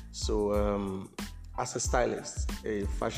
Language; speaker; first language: English; non-native, local second language; Yoruba